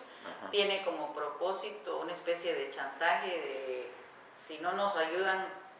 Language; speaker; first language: Spanish; native; Spanish